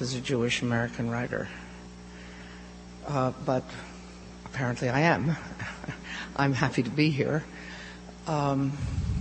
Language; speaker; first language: English; native; English